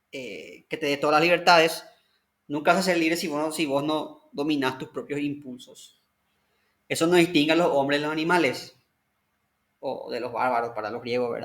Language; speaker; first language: Spanish; native; Spanish